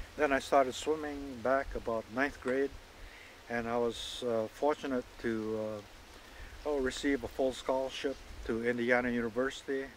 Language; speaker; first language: English; native; English